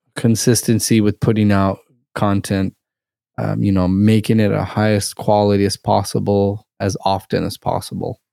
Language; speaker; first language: English; early bilingual, other home language; Russian